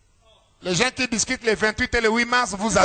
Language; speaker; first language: French; non-native, local second language; Lingala